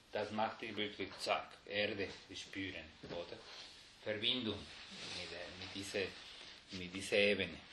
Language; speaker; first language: German; non-native, fluent; Spanish